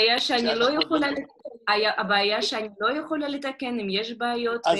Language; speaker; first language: Hebrew; non-native, fluent; Russian